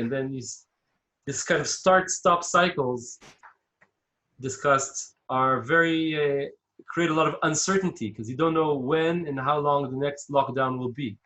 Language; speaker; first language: English; non-native, fluent; Hebrew